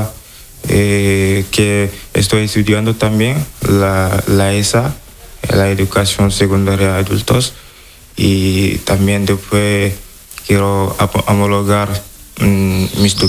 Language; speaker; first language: Spanish; non-native, learner; Wolof